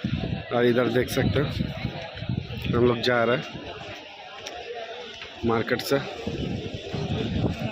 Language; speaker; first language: Hindi; non-native, local second language; Bangla